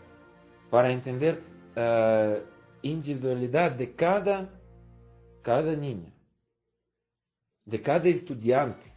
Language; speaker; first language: Spanish; non-native, fluent; Russian